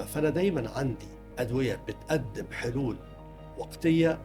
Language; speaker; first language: Arabic; native; Arabic